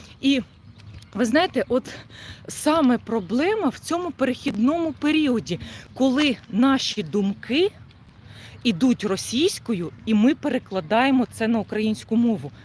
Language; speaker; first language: Ukrainian; non-native, local second language; Russian